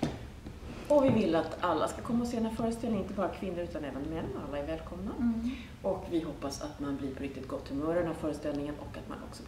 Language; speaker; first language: Swedish; native; Swedish